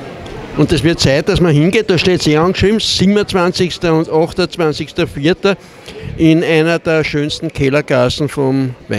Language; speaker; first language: German; native; German